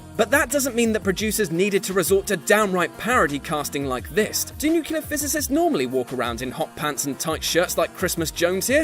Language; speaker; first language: English; native; English